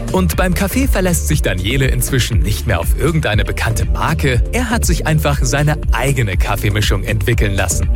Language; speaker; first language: German; native; German